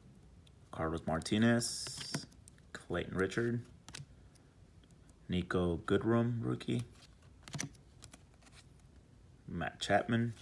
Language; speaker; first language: English; native; English